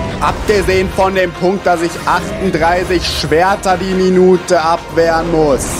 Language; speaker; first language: German; native; German